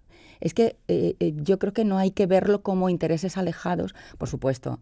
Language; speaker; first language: Spanish; native; Spanish